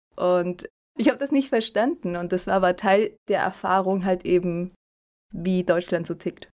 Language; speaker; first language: German; early bilingual, other home language; Spanish